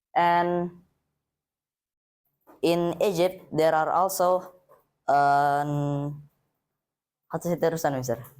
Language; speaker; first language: English; non-native, learner; Indonesian